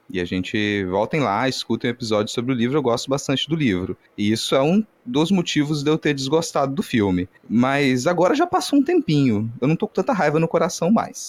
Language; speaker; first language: Portuguese; native; Portuguese